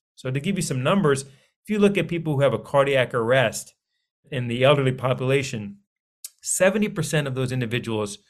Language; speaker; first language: English; early bilingual, other home language; Hindi